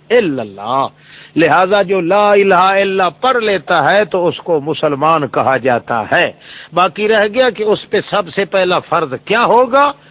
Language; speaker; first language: Urdu; non-native, local second language; Saraiki